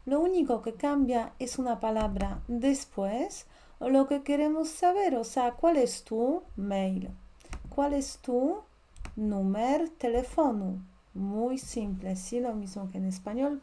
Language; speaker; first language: Spanish; non-native, fluent; Polish